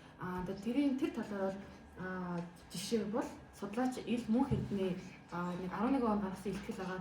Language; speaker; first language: Mongolian; native; Mongolian